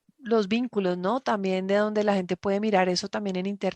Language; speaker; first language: Spanish; native; Spanish